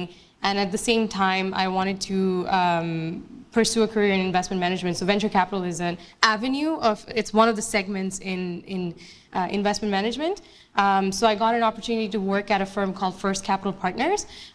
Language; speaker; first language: English; non-native, local second language; Bangla